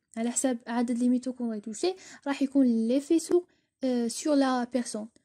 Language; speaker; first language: French; non-native, local second language; Arabic